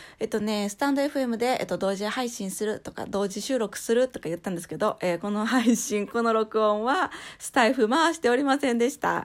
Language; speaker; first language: Japanese; native; Japanese